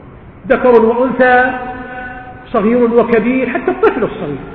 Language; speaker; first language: Arabic; native; Arabic